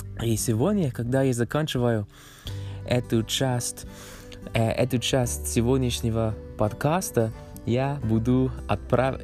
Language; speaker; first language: Russian; non-native, learner; English